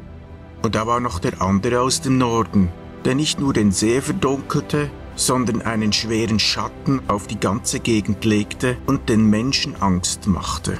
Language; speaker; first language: German; native; German